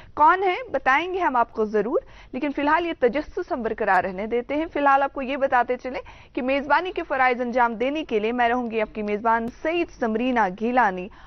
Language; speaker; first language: Hindi; non-native, local second language; Kashmiri